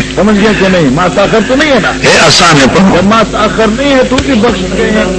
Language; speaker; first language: Urdu; non-native, local second language; Northern Hindko